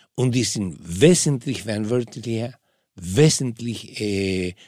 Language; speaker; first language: German; non-native, fluent; Spanish